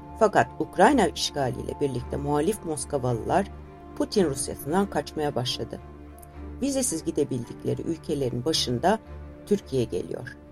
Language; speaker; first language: Turkish; native; Turkish